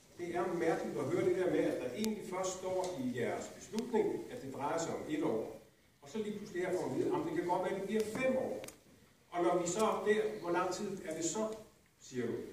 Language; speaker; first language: Danish; native; Danish